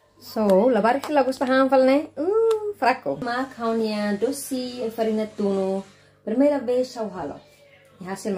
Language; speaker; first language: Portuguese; non-native, learner; Tetum